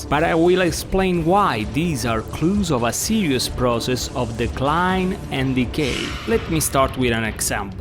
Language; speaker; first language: English; non-native, fluent; Italian